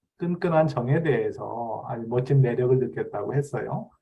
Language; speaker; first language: Korean; native; Korean